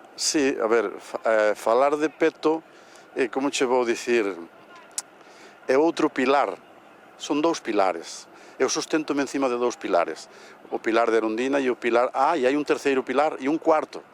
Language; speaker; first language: Galician; native; Galician